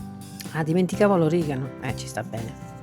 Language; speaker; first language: Italian; native; Italian